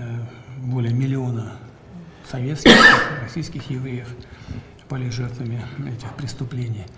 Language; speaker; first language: Russian; native; Russian